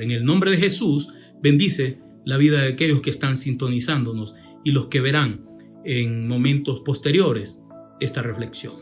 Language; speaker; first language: Spanish; native; Spanish